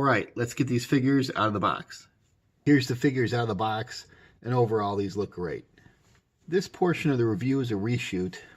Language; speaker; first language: English; native; English